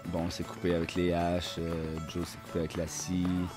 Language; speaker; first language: French; native; French